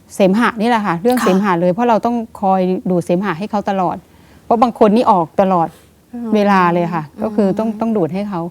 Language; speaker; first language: Thai; native; Thai